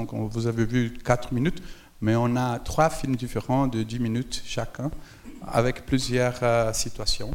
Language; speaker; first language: French; non-native, fluent; Portuguese